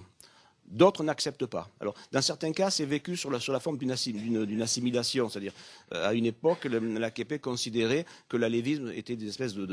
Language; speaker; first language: French; native; French